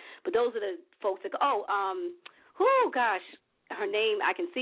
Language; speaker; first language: English; native; English